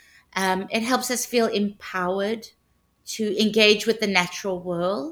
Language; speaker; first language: English; native; English